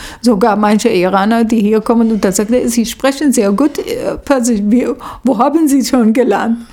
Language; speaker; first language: German; non-native, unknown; Persian